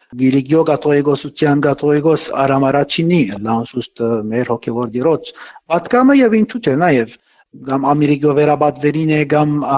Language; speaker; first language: Armenian; early bilingual, heritage; Armenian